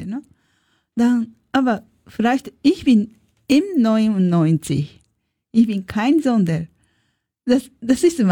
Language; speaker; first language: German; non-native, learner; Japanese